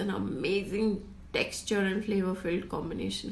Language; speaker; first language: English; non-native, local second language; Gujarati